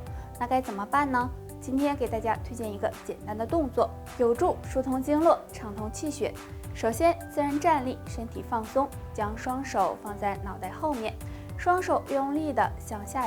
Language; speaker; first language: Chinese; native; Chinese